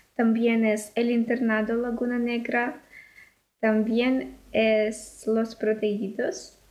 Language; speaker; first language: Spanish; non-native, learner; Russian